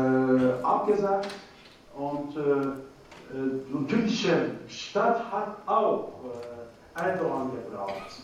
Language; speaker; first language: German; non-native, learner; Turkish